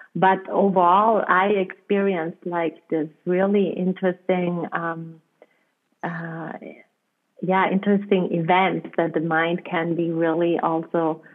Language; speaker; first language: English; non-native, fluent; German